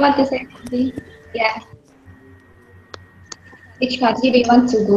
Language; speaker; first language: English; non-native, learner; Indonesian